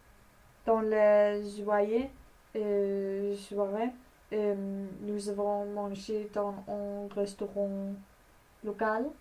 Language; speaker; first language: French; non-native, learner; Danish